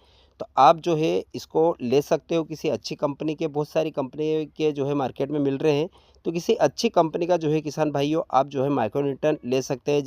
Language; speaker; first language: Hindi; native; Hindi